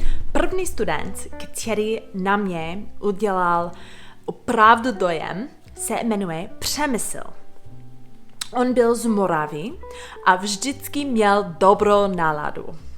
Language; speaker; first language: Czech; non-native, fluent; English